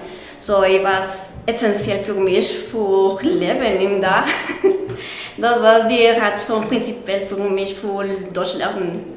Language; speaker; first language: German; non-native, learner; Spanish